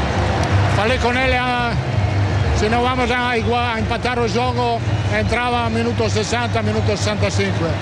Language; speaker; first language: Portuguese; non-native, learner; Italian